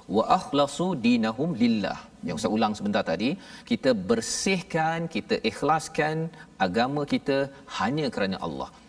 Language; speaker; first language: Malay; native; Malay